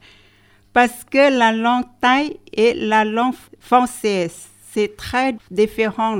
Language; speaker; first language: French; non-native, learner; Thai